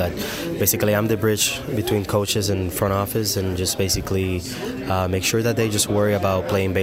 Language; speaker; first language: English; non-native, fluent; Spanish